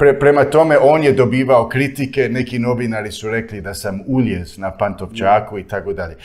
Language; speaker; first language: Croatian; early bilingual, heritage; Croatian